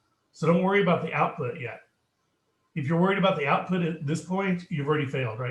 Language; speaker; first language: English; native; English